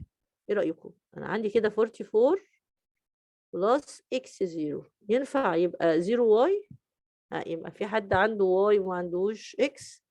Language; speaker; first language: Arabic; native; Arabic